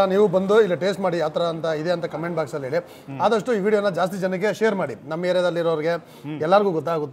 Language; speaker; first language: Kannada; native; Kannada